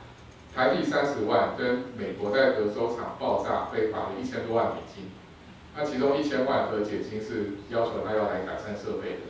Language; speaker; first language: Chinese; native; Chinese